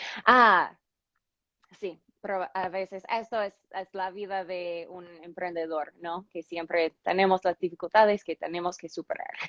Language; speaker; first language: Spanish; non-native, fluent; English